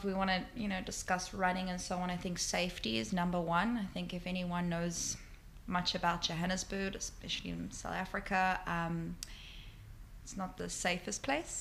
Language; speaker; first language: English; native; English